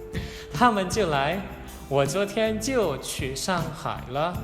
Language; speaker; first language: Chinese; non-native, fluent; Indonesian